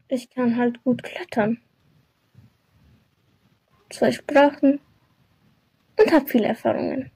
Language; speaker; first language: German; non-native, learner; Persian